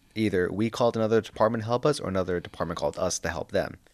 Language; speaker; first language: English; native; English